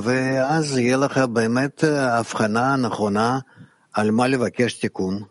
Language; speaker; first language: Hebrew; non-native, fluent; Russian